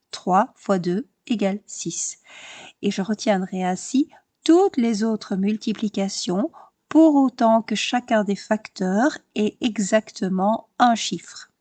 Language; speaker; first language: French; native; French